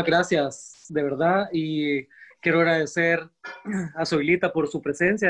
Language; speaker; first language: Spanish; native; Spanish